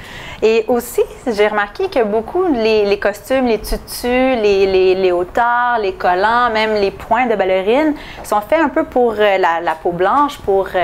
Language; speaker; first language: French; native; French